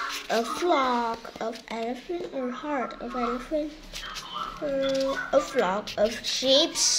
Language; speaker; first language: English; non-native, learner; Vietnamese